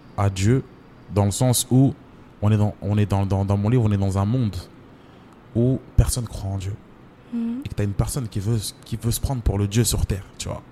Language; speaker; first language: French; native; French